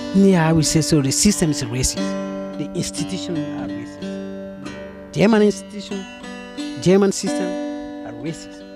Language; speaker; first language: English; non-native, fluent; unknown